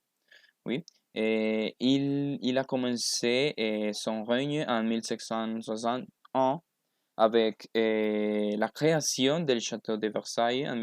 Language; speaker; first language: French; non-native, learner; Spanish